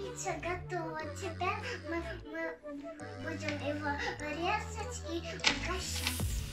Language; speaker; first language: Russian; early bilingual, heritage; Russian